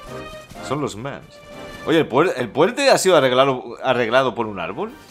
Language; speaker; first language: Spanish; native; Spanish